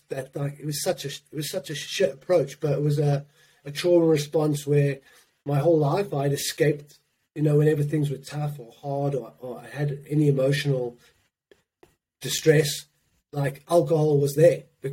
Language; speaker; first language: English; native; English